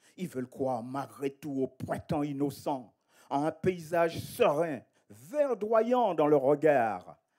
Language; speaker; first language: French; native; French